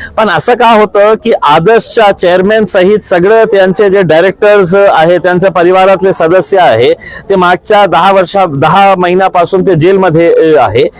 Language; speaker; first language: Marathi; non-native, local second language; Urdu